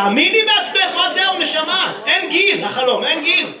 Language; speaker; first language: Hebrew; native; Hebrew